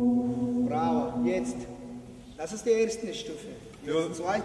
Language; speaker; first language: German; non-native, learner; Mongolian